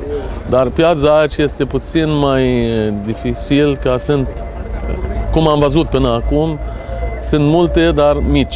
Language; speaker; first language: Romanian; non-native, fluent; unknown